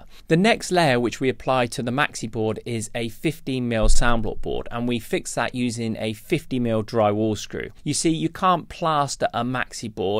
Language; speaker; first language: English; native; English